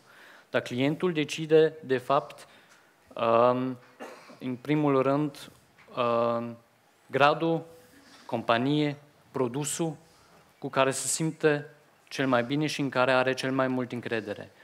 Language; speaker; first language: Romanian; non-native, fluent; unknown